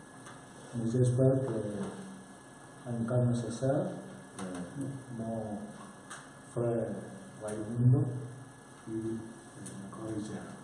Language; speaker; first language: French; non-native, learner; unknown